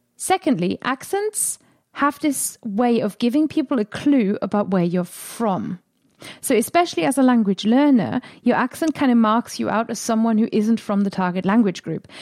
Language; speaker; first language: English; non-native, fluent; German